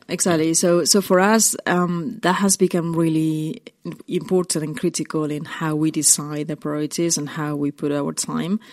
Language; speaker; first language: English; non-native, fluent; Spanish